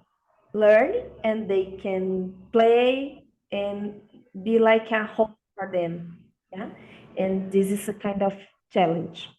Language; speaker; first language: English; non-native, learner; Portuguese